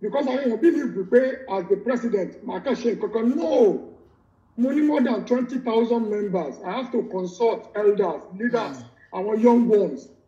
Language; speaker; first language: English; non-native, local second language; Yoruba